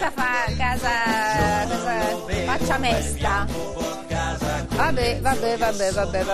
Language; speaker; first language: Italian; native; Italian